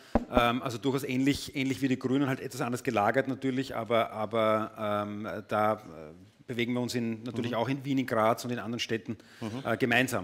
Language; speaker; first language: German; native; German